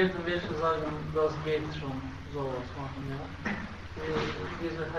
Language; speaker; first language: German; non-native, learner; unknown